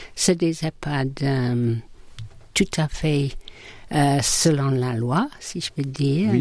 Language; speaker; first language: French; non-native, fluent; English